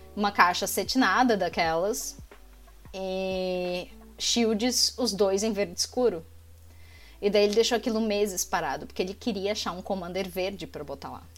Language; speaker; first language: Portuguese; native; Portuguese